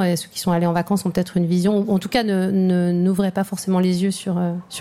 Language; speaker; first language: French; native; French